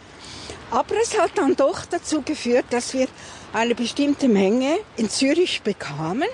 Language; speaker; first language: German; native; German